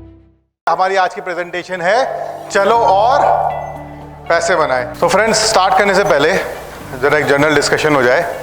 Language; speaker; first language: Hindi; native; Hindi